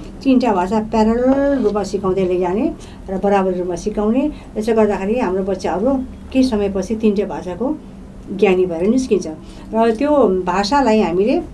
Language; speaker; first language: Nepali; non-native, local second language; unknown